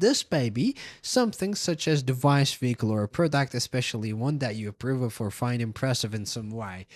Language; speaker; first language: English; non-native, fluent; Turkish